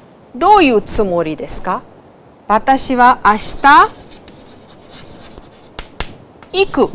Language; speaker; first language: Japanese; non-native, fluent; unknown